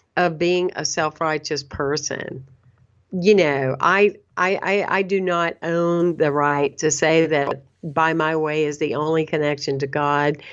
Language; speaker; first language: English; native; English